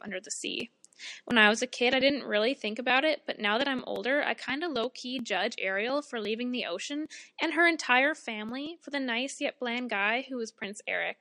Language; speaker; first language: English; native; English